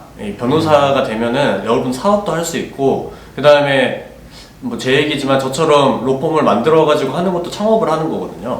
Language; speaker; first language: Korean; native; Korean